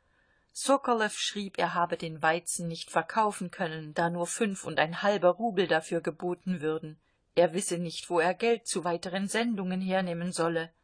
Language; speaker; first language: German; native; German